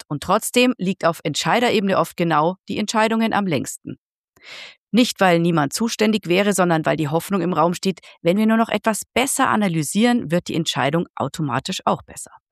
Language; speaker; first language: German; native; German